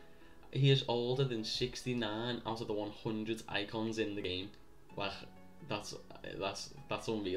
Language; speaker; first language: English; native; English